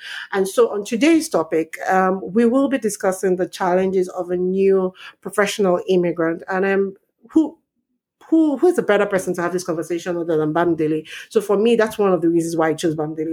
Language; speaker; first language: English; non-native, local second language; Yoruba